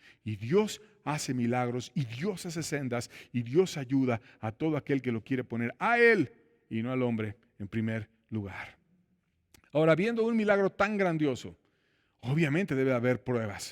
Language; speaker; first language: Spanish; native; Spanish